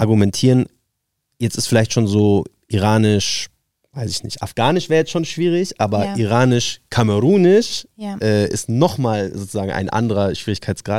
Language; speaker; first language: German; native; German